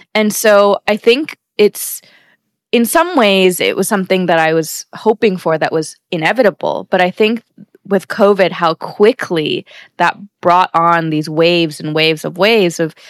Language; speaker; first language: English; native; English